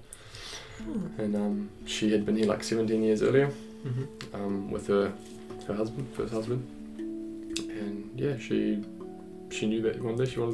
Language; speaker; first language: English; native; English